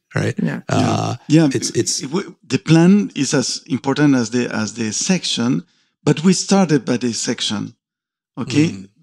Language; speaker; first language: English; non-native, fluent; Spanish